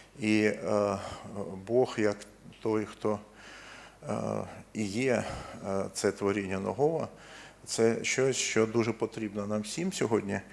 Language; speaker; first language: Ukrainian; non-native, local second language; Russian